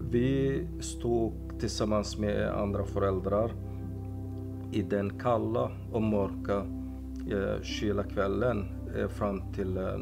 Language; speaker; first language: Swedish; non-native, fluent; Somali